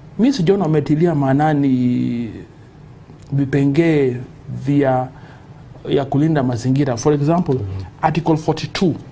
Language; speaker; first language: Swahili; non-native, local second language; Luo (Kenya and Tanzania)